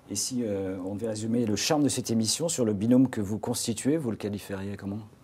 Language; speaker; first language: French; native; French